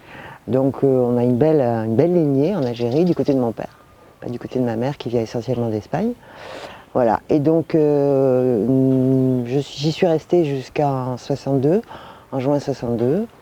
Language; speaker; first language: French; native; French